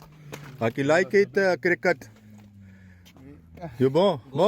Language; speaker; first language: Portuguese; non-native, learner; Punjabi